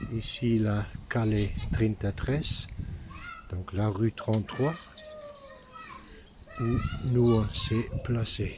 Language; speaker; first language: French; non-native, fluent; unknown